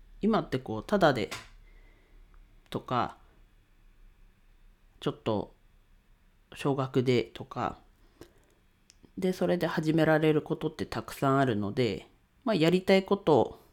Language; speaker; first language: Japanese; native; Japanese